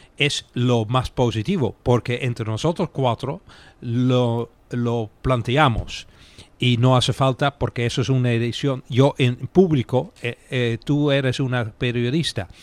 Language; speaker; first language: Spanish; non-native, fluent; Dutch